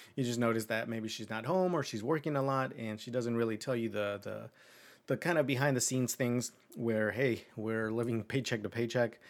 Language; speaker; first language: English; early bilingual, other home language; Spanish